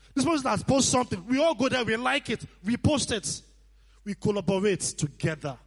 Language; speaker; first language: English; non-native, local second language; Nigerian Pidgin